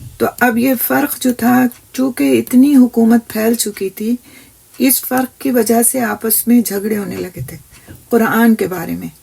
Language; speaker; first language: Urdu; native; Urdu